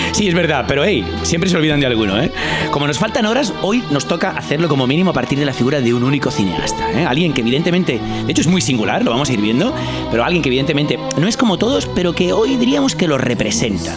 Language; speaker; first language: Spanish; non-native, local second language; Catalan